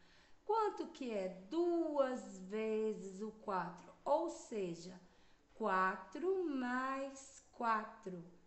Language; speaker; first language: Portuguese; native; Portuguese